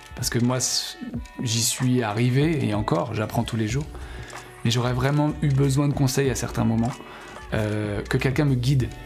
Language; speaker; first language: French; native; French